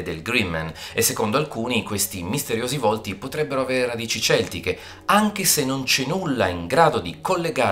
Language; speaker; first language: Italian; native; Italian